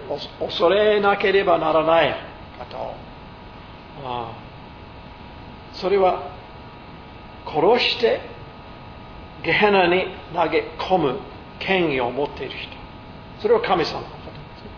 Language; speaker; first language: Japanese; non-native, fluent; English